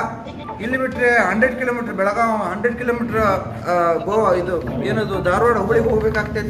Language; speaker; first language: Kannada; native; Kannada